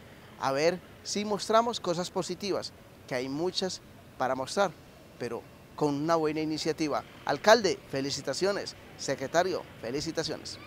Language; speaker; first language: Spanish; native; Spanish